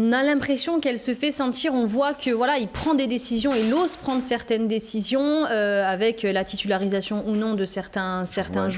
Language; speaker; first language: French; native; French